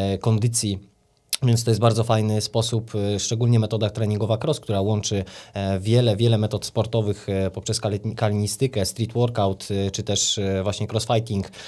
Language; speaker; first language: Polish; native; Polish